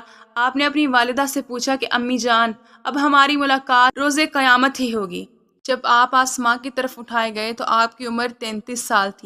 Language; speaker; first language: Urdu; native; Urdu